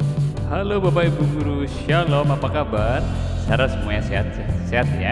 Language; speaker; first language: Indonesian; native; Indonesian